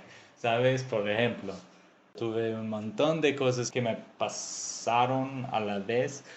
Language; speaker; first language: Spanish; non-native, fluent; English